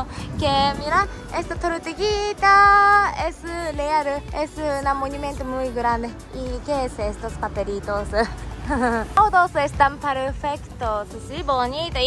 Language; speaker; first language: Spanish; non-native, learner; Japanese